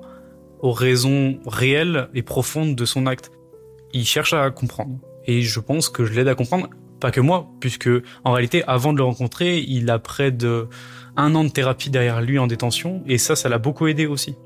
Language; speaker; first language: French; native; French